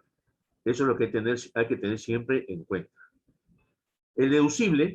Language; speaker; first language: Spanish; native; Spanish